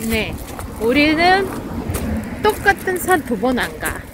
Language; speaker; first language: Korean; non-native, fluent; Russian